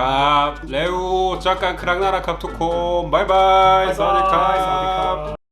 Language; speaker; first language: Thai; non-native, learner; Korean